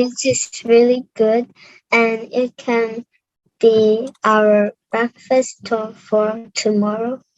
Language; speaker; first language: English; non-native, learner; Cantonese